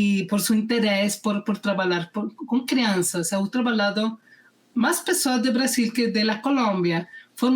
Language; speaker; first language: Portuguese; non-native, fluent; Spanish